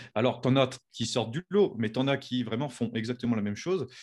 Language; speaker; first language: French; native; French